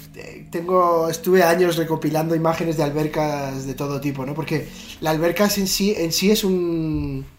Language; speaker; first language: Spanish; native; Spanish